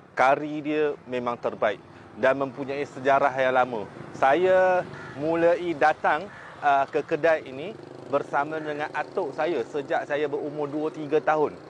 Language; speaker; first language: Malay; non-native, local second language; Min Nan Chinese